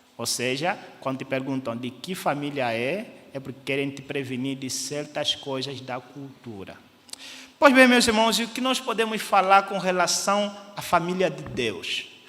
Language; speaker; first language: Portuguese; native; Portuguese